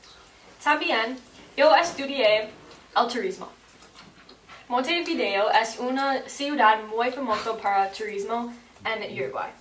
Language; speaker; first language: Spanish; non-native, learner; English